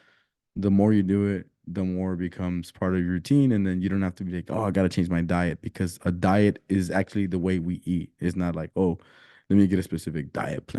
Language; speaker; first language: English; early bilingual, other home language; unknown